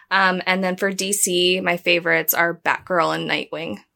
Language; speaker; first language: English; native; English